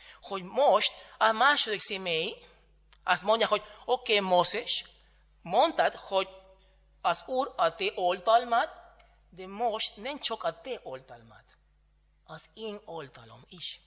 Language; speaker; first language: Hungarian; non-native, learner; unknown